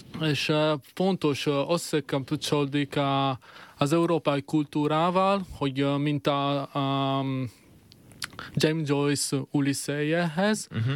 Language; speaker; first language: Hungarian; non-native, fluent; Italian